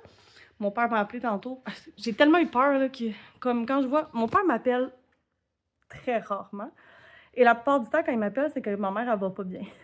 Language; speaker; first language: French; native; French